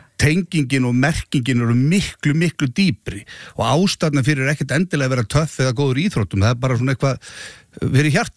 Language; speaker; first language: Icelandic; native; Icelandic